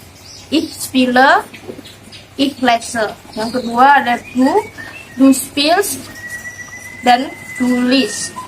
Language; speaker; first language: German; non-native, learner; Indonesian